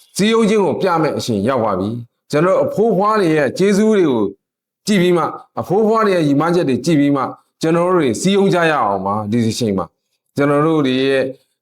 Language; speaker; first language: Burmese; non-native, local second language; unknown